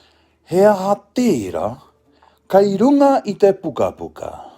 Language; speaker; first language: Māori; non-native, local second language; English